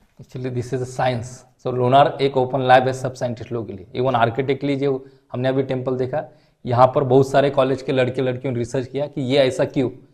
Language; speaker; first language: Hindi; non-native, local second language; Marathi